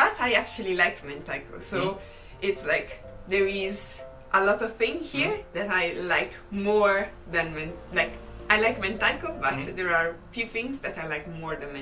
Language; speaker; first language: English; non-native, fluent; Italian